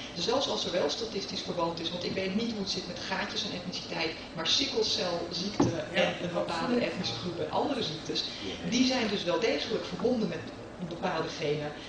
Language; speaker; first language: Dutch; early bilingual, other home language; Serbian